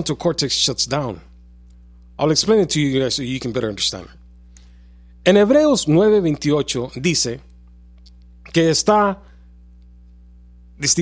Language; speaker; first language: Spanish; early bilingual, heritage; Spanish